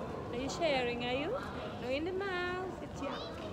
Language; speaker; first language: English; non-native, fluent; Indonesian